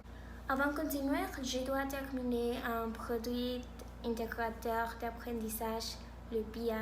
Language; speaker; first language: French; non-native, learner; Spanish